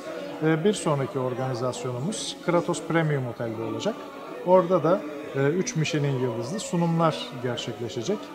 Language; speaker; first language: Turkish; native; Turkish